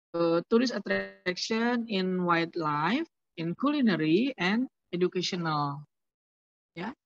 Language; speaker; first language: English; non-native, learner; Indonesian